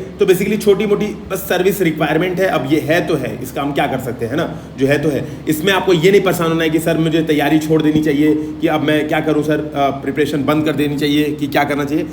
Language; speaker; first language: Hindi; native; Hindi